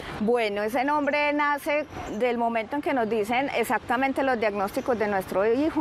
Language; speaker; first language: Spanish; native; Spanish